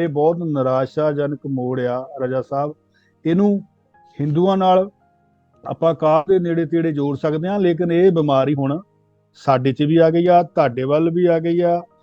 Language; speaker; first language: Punjabi; native; Punjabi